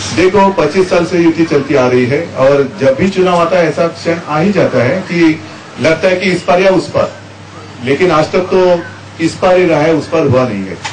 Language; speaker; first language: Hindi; non-native, local second language; Marathi